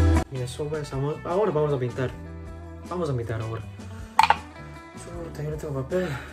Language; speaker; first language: Spanish; early bilingual, heritage; Spanish